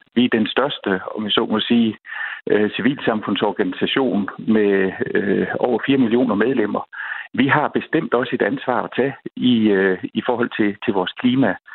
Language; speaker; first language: Danish; native; Danish